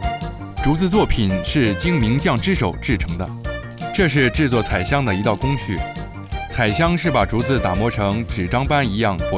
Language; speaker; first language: Chinese; native; Chinese